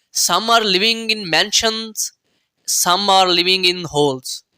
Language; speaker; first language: English; non-native, local second language; Urdu